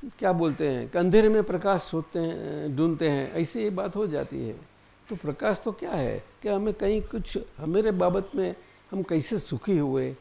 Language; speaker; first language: Hindi; non-native, local second language; Gujarati